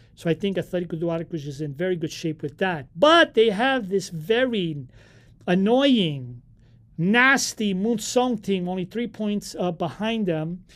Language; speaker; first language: English; early bilingual, other home language; Portuguese